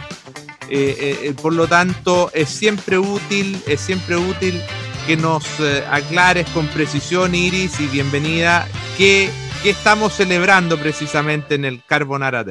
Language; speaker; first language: Spanish; native; Spanish